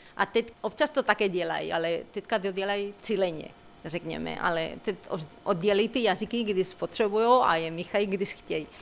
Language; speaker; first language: Czech; non-native, fluent; Spanish